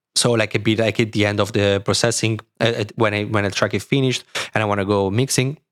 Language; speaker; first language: English; non-native, fluent; Italian